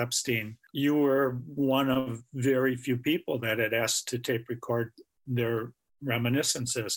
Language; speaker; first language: English; native; English